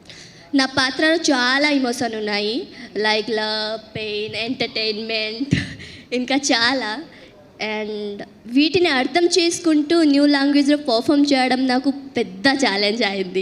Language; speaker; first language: Telugu; early bilingual, heritage; Telugu